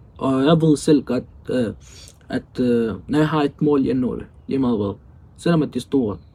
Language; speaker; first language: Danish; early bilingual, other home language; Arabic